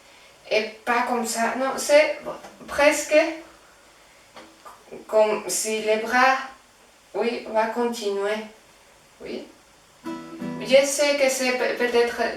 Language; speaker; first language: French; non-native, fluent; Spanish